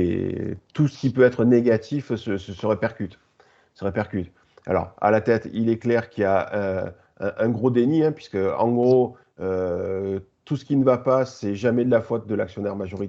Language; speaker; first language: French; native; French